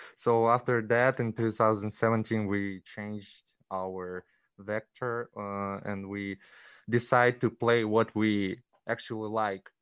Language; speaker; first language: English; non-native, learner; Russian